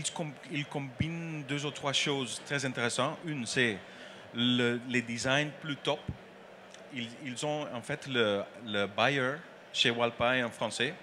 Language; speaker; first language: French; non-native, learner; Dutch